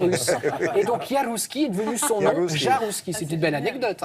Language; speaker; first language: French; native; French